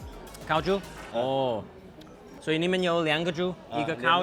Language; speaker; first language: Chinese; non-native, fluent; English